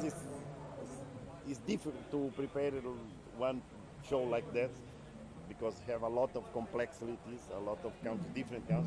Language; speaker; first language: English; non-native, learner; Portuguese